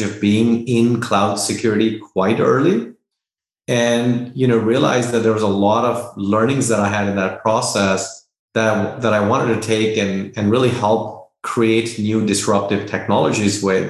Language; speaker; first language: English; non-native, local second language; Hindi